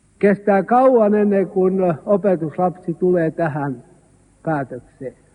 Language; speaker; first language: Finnish; non-native, local second language; Swedish